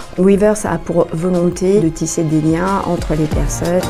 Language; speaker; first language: French; native; French